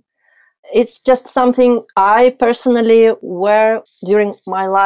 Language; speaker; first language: English; non-native, fluent; Ukrainian